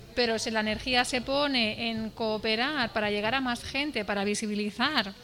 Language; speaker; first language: Spanish; non-native, local second language; Catalan